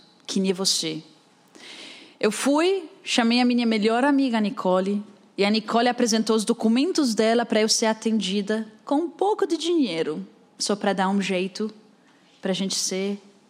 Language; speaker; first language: Portuguese; non-native, fluent; Arabic